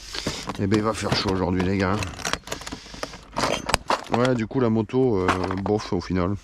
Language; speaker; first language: French; native; French